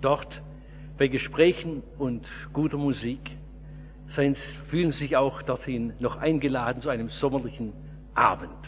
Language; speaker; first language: German; native; German